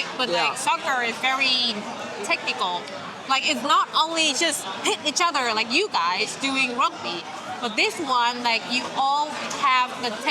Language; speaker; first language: English; non-native, fluent; Vietnamese